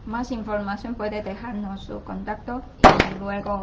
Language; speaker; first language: Spanish; non-native, learner; Chinese